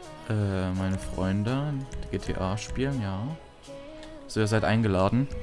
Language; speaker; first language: German; native; German